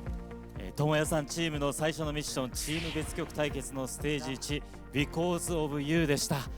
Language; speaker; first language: Japanese; native; Japanese